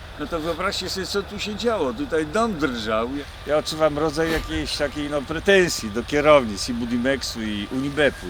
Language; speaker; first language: Polish; native; Polish